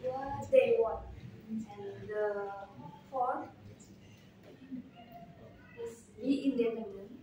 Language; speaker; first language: English; non-native, learner; Indonesian